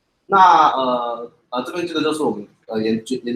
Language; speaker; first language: Chinese; native; Chinese